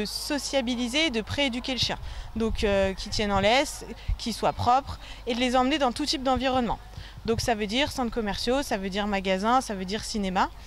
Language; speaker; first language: French; native; French